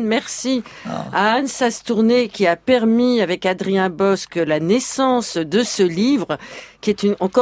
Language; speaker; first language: French; native; French